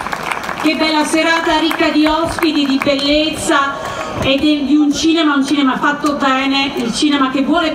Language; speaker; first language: Italian; native; Italian